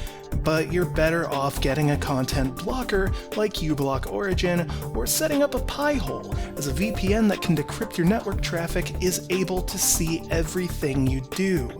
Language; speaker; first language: English; native; English